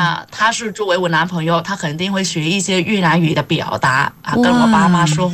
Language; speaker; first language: Chinese; non-native, fluent; Vietnamese